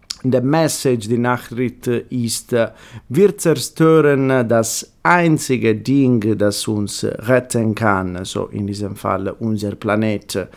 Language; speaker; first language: German; non-native, fluent; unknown